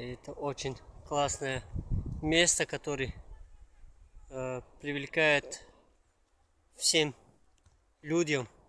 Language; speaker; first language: Russian; non-native, local second language; Tajik